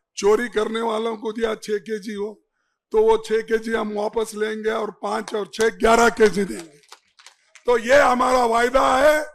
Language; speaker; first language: Hindi; non-native, local second language; Kannada